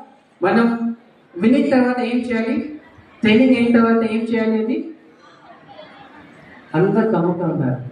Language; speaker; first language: Telugu; non-native, local second language; Urdu